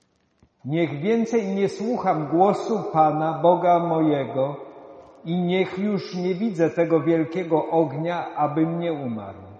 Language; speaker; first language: Polish; native; Polish